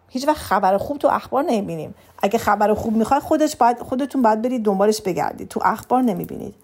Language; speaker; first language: Persian; early bilingual, heritage; Persian